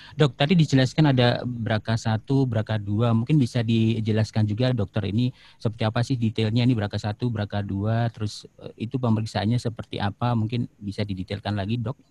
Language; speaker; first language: Indonesian; native; Indonesian